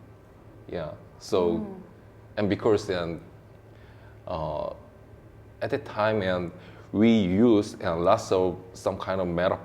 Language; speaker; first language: English; non-native, learner; Korean